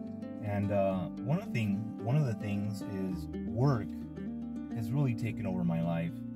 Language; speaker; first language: English; native; English